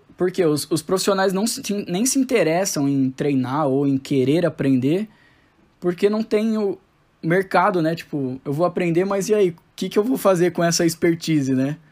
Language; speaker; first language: Portuguese; native; Portuguese